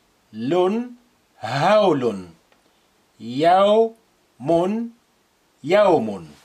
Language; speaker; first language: Arabic; non-native, fluent; English